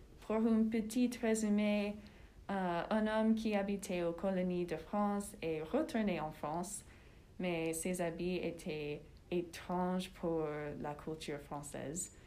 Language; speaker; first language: French; non-native, learner; English